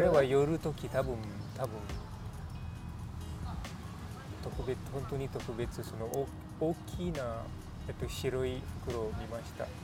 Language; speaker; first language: Japanese; non-native, learner; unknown